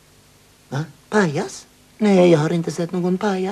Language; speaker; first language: Swedish; native; Swedish